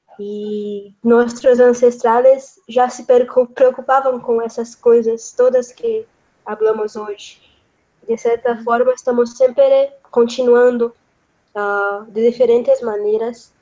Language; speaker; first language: Portuguese; non-native, fluent; Spanish